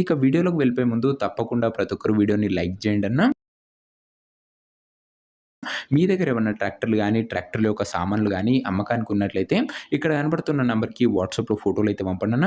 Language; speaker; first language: Telugu; native; Telugu